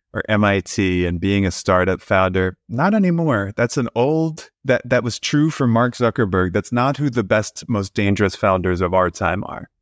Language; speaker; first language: English; native; English